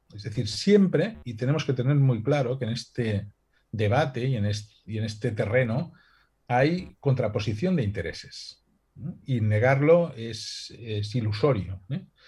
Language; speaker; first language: Spanish; non-native, local second language; Catalan